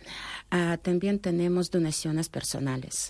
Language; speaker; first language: Spanish; non-native, fluent; Russian